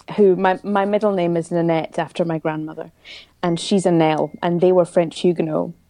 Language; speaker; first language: English; native; English